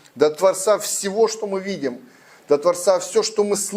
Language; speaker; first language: Russian; non-native, local second language; Ukrainian